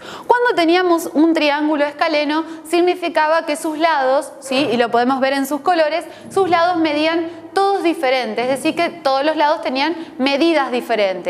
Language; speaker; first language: Spanish; native; Spanish